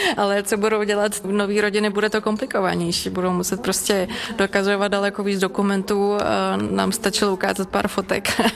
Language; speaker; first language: Czech; native; Czech